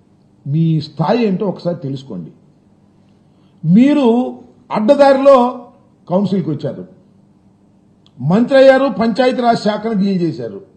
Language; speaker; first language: Telugu; native; Telugu